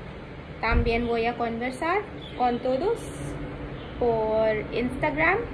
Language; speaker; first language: Spanish; non-native, learner; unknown